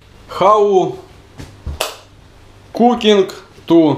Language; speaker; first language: English; non-native, learner; Russian